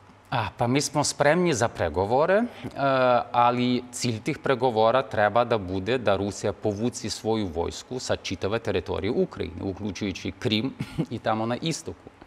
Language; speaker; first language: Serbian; non-native, fluent; Ukrainian